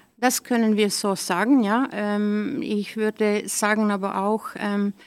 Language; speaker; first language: German; native; German